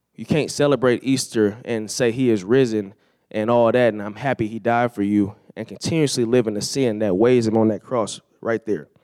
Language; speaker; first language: English; native; English